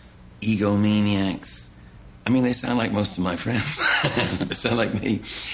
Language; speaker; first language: English; native; English